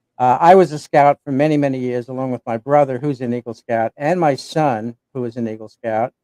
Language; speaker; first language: English; native; English